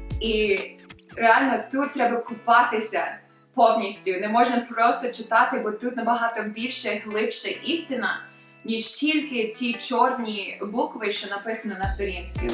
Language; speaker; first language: Ukrainian; early bilingual, other home language; English